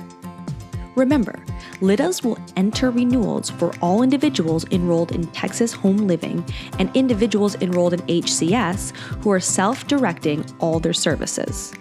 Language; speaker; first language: English; native; English